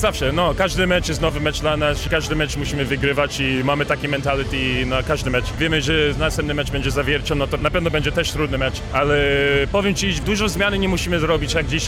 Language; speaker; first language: Polish; non-native, learner; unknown